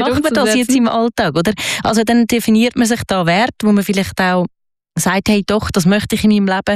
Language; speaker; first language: German; native; German